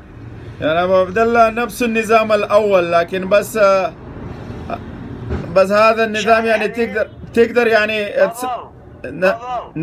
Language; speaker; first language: Arabic; non-native, learner; Pashto